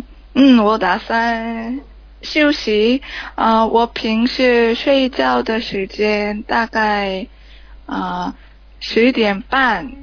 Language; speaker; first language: Chinese; non-native, learner; Korean